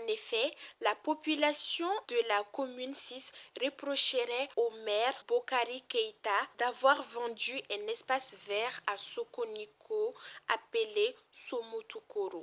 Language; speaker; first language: French; non-native, local second language; Bambara